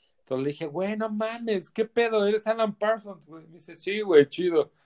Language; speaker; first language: Spanish; native; Spanish